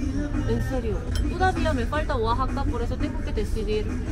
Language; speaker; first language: Spanish; non-native, fluent; Korean